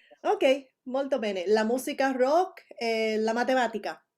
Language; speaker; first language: Italian; non-native, fluent; Spanish